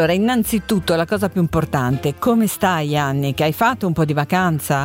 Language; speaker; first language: Italian; native; Italian